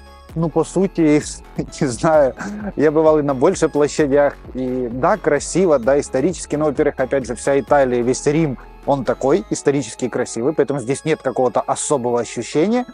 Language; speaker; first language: Russian; native; Russian